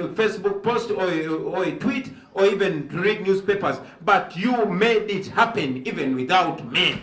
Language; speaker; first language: English; non-native, local second language; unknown